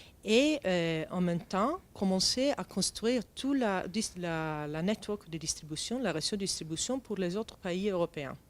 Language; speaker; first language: French; non-native, fluent; Italian